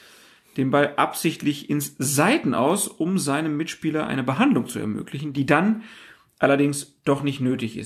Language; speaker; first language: German; native; German